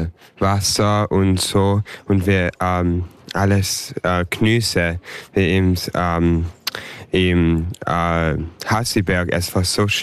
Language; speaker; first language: German; early bilingual, heritage; English